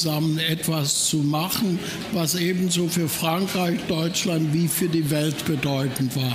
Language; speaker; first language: German; native; German